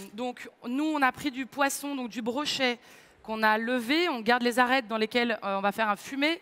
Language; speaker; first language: French; native; French